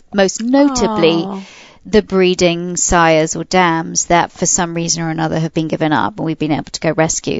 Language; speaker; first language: English; native; English